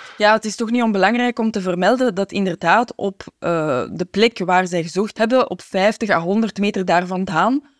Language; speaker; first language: Dutch; native; Dutch